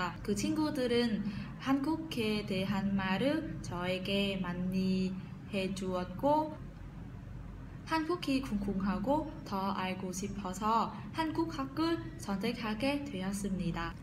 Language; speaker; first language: Korean; non-native, fluent; Vietnamese